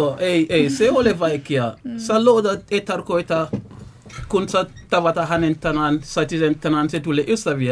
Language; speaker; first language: Finnish; non-native, learner; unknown